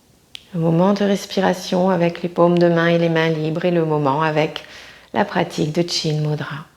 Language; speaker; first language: French; native; French